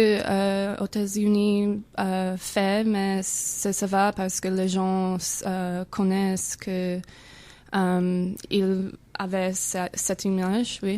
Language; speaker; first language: French; non-native, learner; English